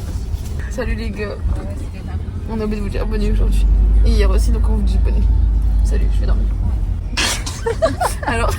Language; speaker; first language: French; native; French